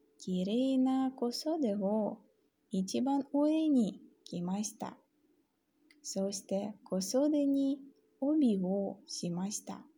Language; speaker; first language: Japanese; non-native, fluent; Russian